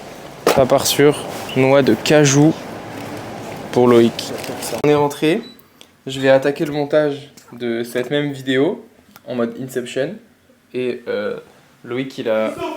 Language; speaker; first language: French; native; French